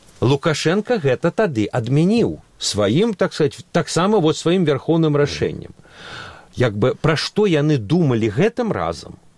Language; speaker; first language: Belarusian; non-native, local second language; Russian